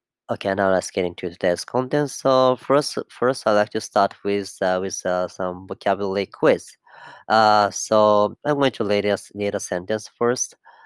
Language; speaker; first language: English; non-native, fluent; Japanese